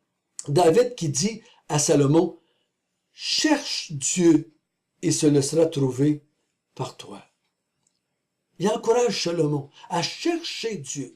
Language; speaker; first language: French; native; French